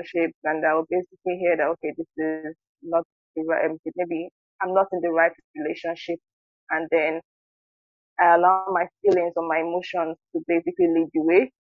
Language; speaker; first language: English; non-native, local second language; Igbo